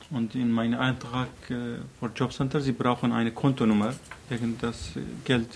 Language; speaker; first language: German; non-native, learner; Arabic